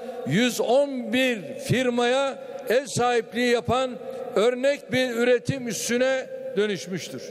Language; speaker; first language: Turkish; native; Turkish